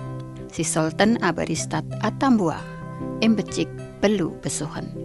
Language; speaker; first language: German; non-native, fluent; Indonesian